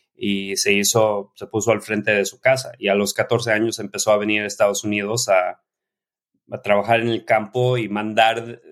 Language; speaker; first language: Spanish; early bilingual, heritage; Spanish